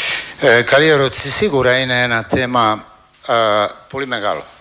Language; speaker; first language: Greek; non-native, fluent; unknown